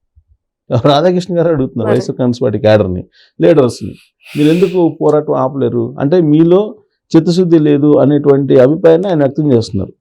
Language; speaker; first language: Telugu; native; Telugu